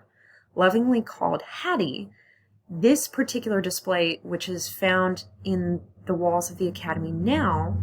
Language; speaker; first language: English; native; English